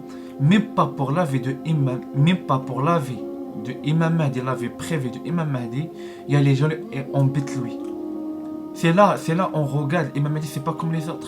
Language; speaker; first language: French; non-native, learner; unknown